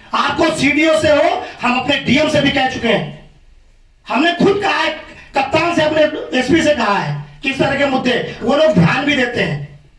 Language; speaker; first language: Hindi; native; Hindi